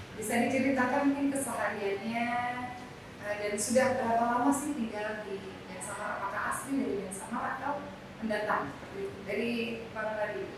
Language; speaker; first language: Indonesian; native; Indonesian